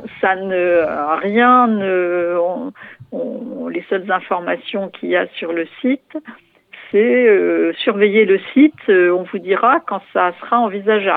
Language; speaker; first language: French; native; French